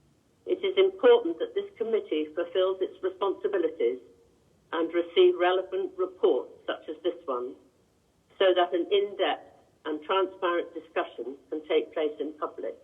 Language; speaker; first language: English; native; English